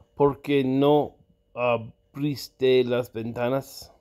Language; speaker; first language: Spanish; non-native, learner; English